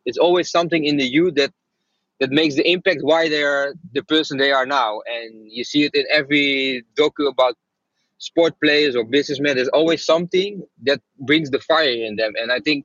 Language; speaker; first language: English; non-native, fluent; Dutch